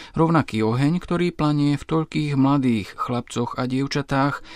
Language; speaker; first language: Slovak; native; Slovak